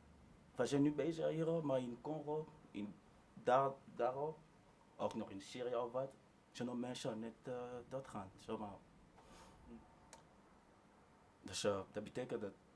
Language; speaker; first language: Dutch; non-native, learner; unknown